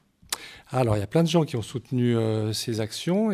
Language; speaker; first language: French; native; French